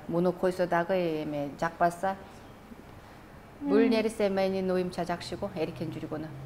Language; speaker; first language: Kyrgyz; non-native, learner; Korean